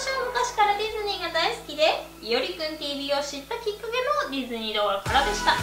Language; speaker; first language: Japanese; native; Japanese